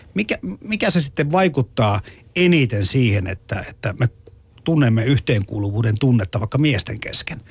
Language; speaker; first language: Finnish; native; Finnish